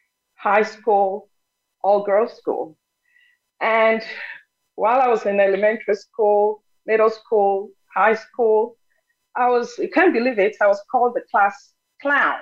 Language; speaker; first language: English; non-native, local second language; Yoruba